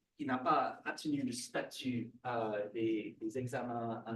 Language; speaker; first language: French; non-native, fluent; English